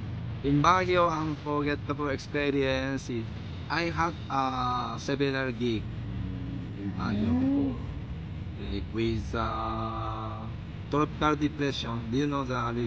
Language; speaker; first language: English; non-native, learner; Japanese